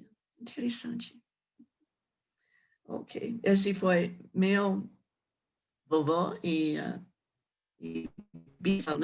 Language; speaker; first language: Portuguese; non-native, learner; English